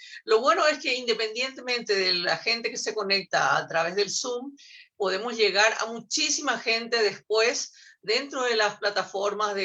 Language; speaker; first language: Spanish; native; Spanish